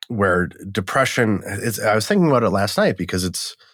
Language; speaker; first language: English; native; English